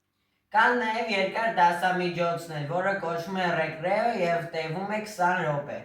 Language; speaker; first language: Armenian; early bilingual, heritage; Armenian